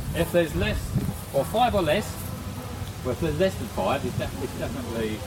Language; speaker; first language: English; native; English